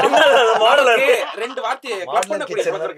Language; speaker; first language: Tamil; native; Tamil